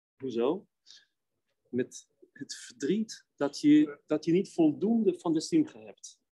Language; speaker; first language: Dutch; non-native, fluent; Hebrew